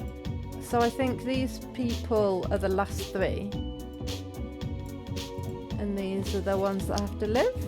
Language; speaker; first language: English; native; English